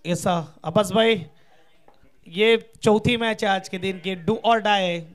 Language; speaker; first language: Hindi; non-native, local second language; Marathi